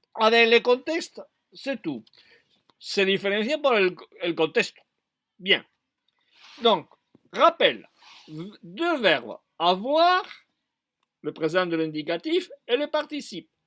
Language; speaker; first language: French; non-native, fluent; Spanish